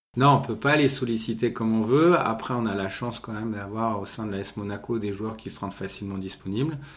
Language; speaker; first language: French; native; French